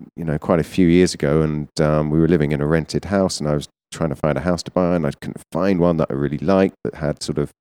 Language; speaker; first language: English; native; English